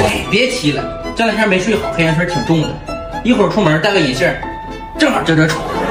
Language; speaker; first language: Chinese; native; Chinese